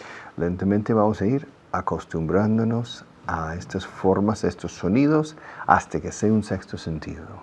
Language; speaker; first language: Spanish; non-native, fluent; English